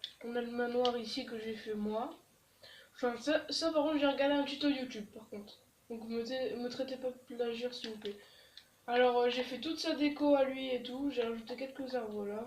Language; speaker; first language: French; native; French